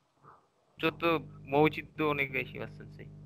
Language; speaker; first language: Japanese; non-native, learner; Bangla